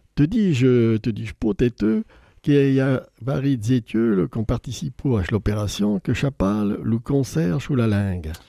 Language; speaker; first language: French; native; French